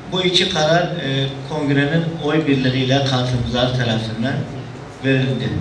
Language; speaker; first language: Turkish; native; Turkish